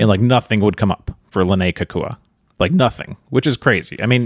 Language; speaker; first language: English; native; English